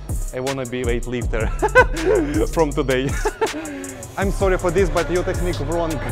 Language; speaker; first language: English; non-native, learner; Russian